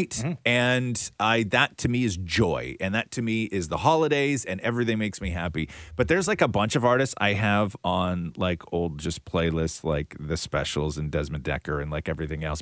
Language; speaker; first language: English; native; English